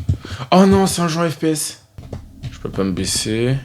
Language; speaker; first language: French; native; French